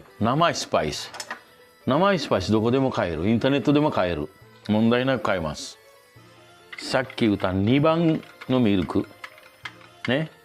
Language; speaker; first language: Japanese; non-native, fluent; Sinhala